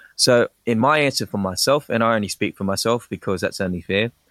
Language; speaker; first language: English; native; English